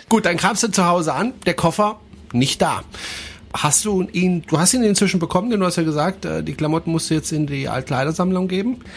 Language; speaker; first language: German; non-native, fluent; French